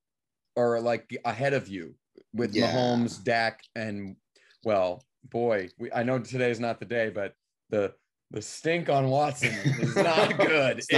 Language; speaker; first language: English; native; English